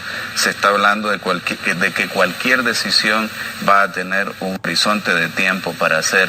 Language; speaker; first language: Spanish; native; Spanish